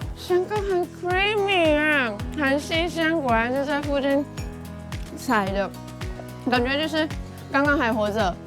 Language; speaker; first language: Chinese; non-native, fluent; Japanese